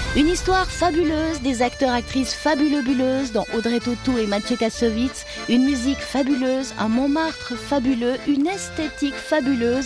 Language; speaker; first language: French; native; French